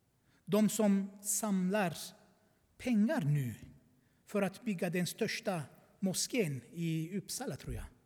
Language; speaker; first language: Swedish; non-native, fluent; Armenian